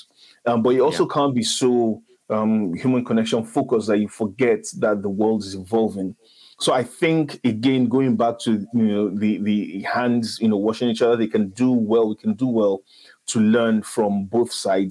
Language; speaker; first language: English; non-native, local second language; Igbo